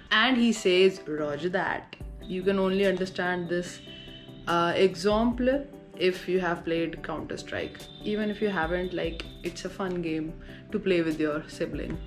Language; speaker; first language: English; non-native, local second language; Hindi